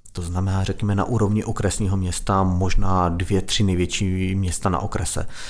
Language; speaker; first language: Czech; native; Czech